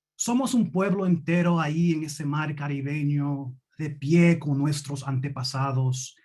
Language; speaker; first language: Spanish; early bilingual, other home language; English